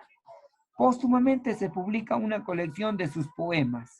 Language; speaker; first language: Spanish; native; Spanish